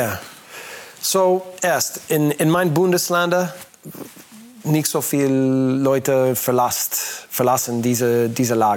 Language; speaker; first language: German; non-native, learner; English